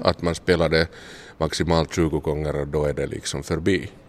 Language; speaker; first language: Swedish; non-native, local second language; Finnish